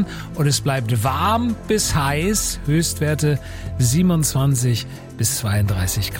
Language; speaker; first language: German; native; German